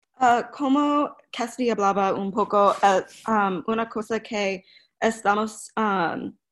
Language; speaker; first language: Spanish; non-native, fluent; English